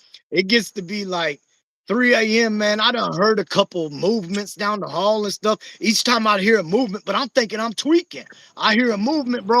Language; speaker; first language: English; native; English